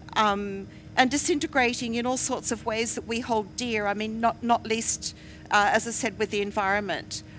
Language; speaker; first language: English; native; English